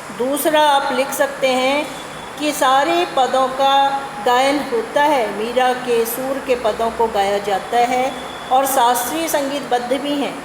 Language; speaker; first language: Hindi; native; Hindi